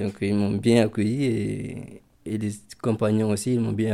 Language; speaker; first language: French; non-native, local second language; Fula